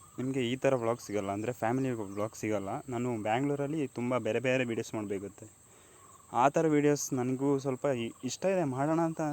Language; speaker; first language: Kannada; native; Kannada